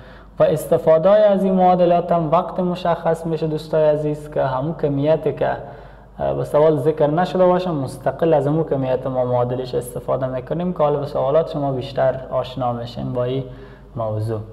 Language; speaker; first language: Persian; native; Persian